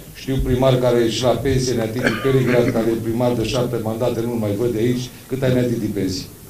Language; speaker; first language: Romanian; native; Romanian